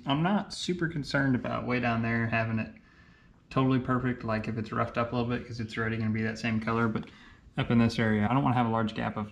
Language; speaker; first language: English; native; English